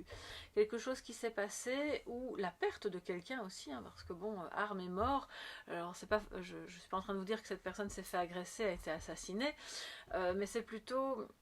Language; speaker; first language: French; native; French